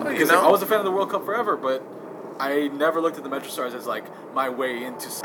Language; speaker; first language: English; native; English